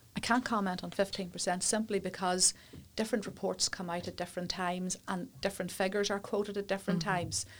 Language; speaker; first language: English; native; English